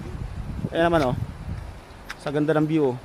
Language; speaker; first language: Filipino; native; Filipino